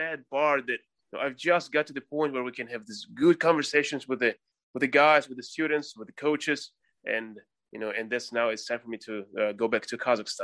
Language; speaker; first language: English; non-native, fluent; Russian